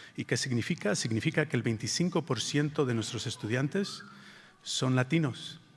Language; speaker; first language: Spanish; early bilingual, heritage; Spanish